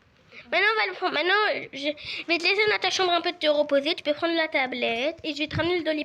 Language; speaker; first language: French; native; French